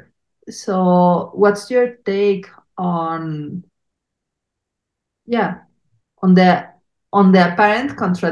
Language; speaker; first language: English; non-native, fluent; Spanish